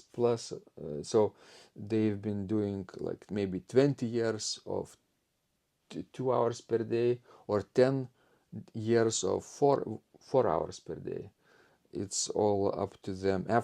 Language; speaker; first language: English; non-native, fluent; Lithuanian